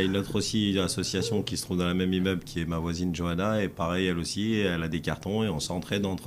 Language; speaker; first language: French; native; French